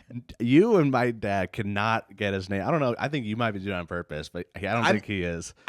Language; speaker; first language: English; native; English